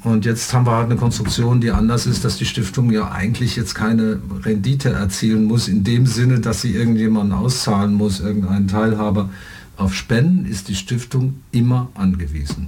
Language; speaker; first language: German; native; German